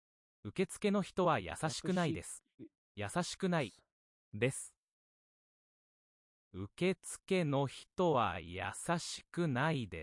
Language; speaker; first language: Japanese; non-native, learner; English